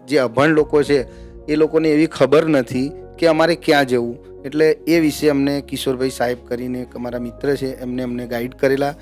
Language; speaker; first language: Gujarati; native; Gujarati